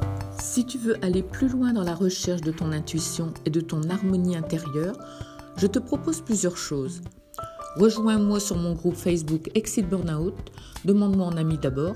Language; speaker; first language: French; native; French